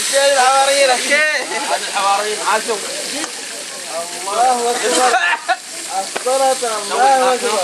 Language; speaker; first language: Arabic; native; Arabic